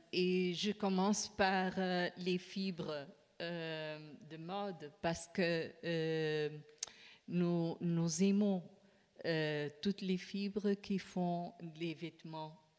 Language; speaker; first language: French; non-native, fluent; Portuguese